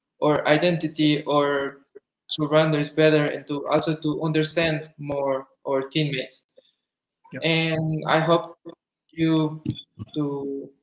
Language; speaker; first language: English; non-native, fluent; Spanish